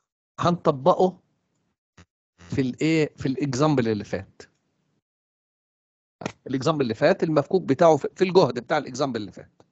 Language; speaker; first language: Arabic; native; Arabic